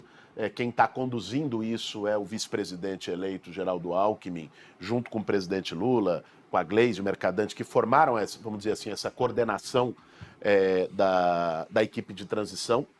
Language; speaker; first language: Portuguese; native; Portuguese